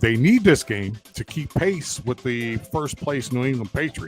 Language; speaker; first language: English; native; English